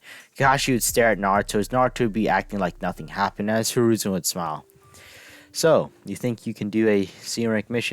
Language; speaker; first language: English; native; English